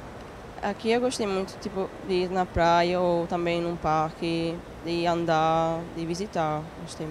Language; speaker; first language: Portuguese; non-native, learner; Italian